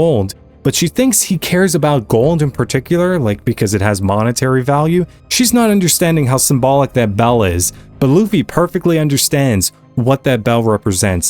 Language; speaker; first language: English; native; English